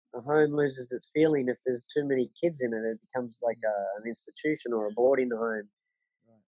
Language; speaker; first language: English; native; English